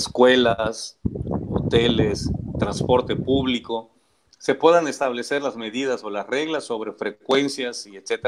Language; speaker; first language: Spanish; native; Spanish